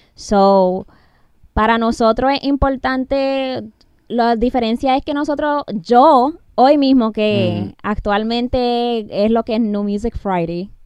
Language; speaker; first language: Spanish; early bilingual, heritage; Spanish